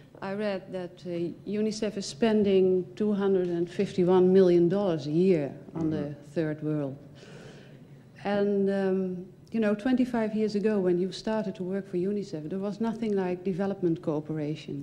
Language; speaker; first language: English; non-native, fluent; Dutch